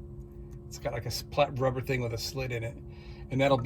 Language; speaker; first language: English; native; English